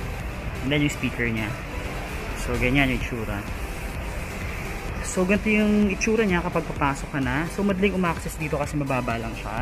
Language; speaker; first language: Filipino; native; Filipino